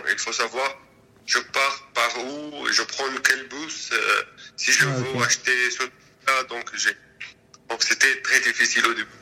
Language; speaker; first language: French; non-native, learner; Arabic